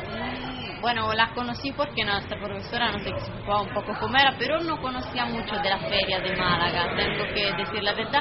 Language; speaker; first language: Spanish; non-native, fluent; Italian